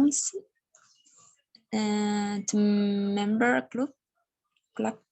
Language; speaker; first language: English; non-native, learner; Spanish